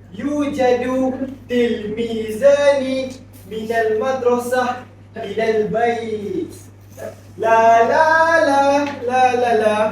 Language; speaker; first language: Arabic; non-native, learner; Malay